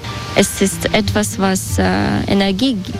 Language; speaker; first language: German; non-native, fluent; Belarusian